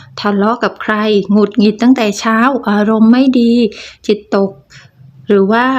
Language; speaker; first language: Thai; native; Thai